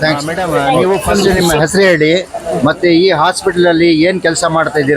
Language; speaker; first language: Kannada; non-native, local second language; Urdu